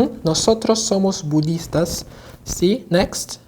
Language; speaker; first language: Spanish; non-native, fluent; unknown